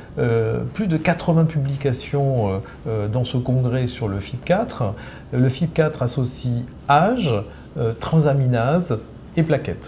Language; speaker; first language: French; native; French